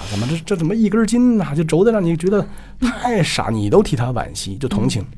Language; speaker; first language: Chinese; native; Chinese